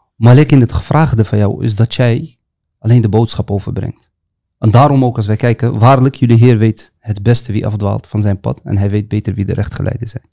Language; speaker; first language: Dutch; early bilingual, other home language; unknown